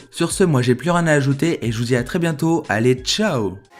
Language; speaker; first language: French; native; French